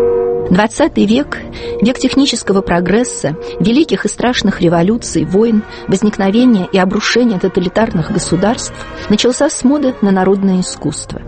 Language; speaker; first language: Russian; native; Russian